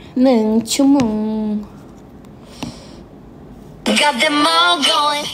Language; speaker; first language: English; non-native, learner; Korean